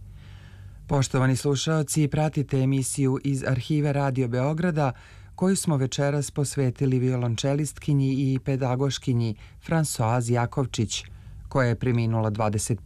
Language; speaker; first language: Serbian; native; Serbian